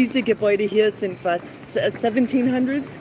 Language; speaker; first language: German; non-native, learner; English